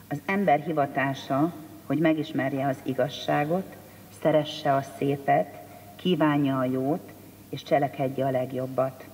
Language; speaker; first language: Hungarian; native; Hungarian